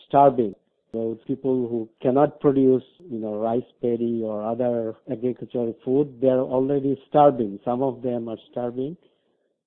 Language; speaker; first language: English; non-native, local second language; Bangla